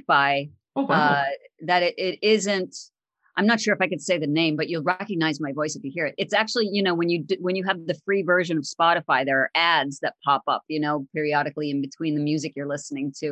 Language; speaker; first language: English; native; English